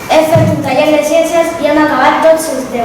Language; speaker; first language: Catalan; non-native, local second language; Spanish